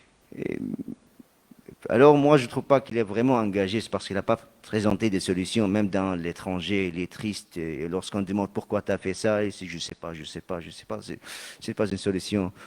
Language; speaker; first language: French; non-native, fluent; Arabic